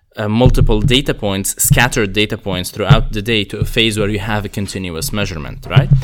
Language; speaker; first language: English; non-native, fluent; Arabic